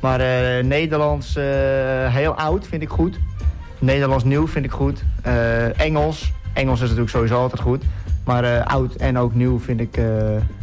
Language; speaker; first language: Dutch; native; Dutch